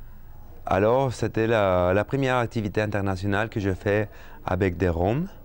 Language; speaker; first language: French; non-native, fluent; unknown